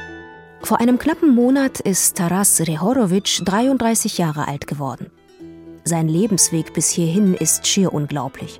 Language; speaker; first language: German; native; German